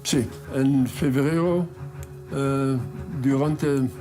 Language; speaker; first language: Spanish; non-native, learner; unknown